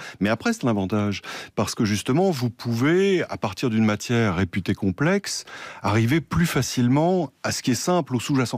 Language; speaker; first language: French; native; French